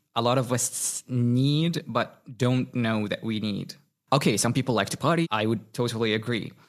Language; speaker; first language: English; non-native, fluent; Arabic